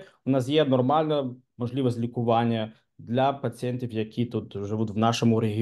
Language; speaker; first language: Ukrainian; non-native, local second language; Russian